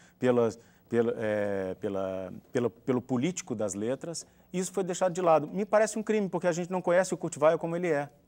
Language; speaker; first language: Portuguese; native; Portuguese